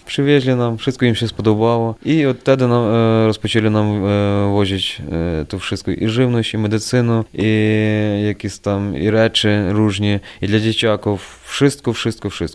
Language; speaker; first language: Polish; non-native, learner; Ukrainian